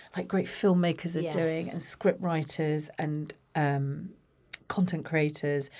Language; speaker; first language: English; native; English